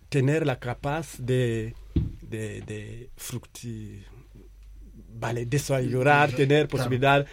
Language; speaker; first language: Spanish; non-native, fluent; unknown